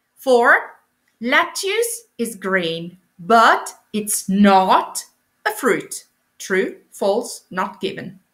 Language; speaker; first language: English; non-native, fluent; Italian